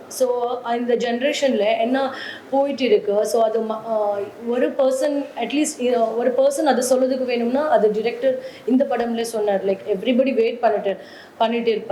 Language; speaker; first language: Tamil; non-native, learner; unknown